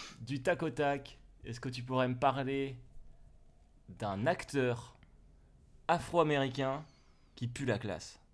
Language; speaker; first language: French; native; French